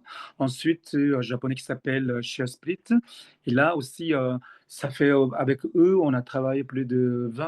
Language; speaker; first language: French; non-native, fluent; Korean